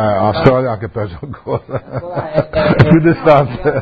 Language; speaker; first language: Italian; early bilingual, heritage; English